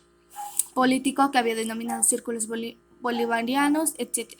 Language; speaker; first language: Spanish; native; Spanish